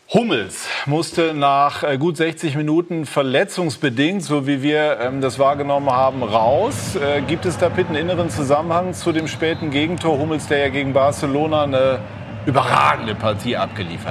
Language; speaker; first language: German; native; German